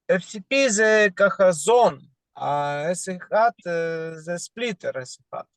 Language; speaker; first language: Hebrew; non-native, learner; Russian